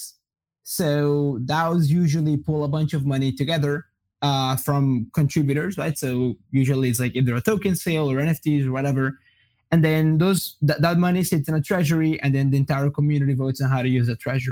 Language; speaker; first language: English; non-native, fluent; Portuguese